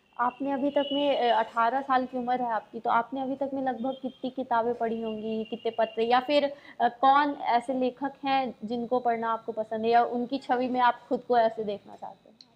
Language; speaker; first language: Hindi; native; Hindi